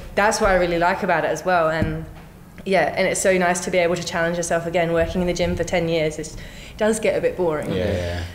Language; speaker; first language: English; native; English